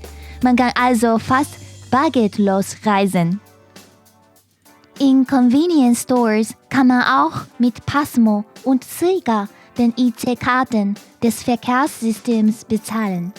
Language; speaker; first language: German; non-native, fluent; Japanese